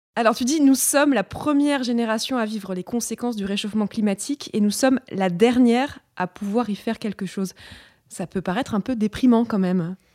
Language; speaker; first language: French; native; French